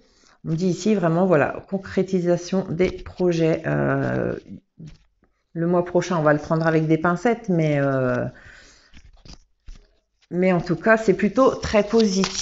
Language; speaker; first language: French; native; French